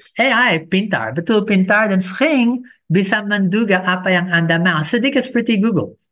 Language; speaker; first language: Indonesian; non-native, fluent; English